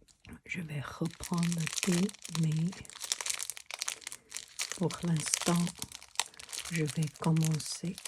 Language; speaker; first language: French; non-native, learner; Chinese